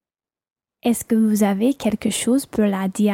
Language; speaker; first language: French; non-native, learner; English